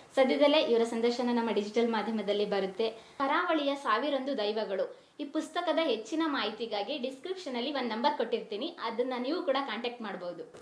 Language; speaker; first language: Kannada; native; Kannada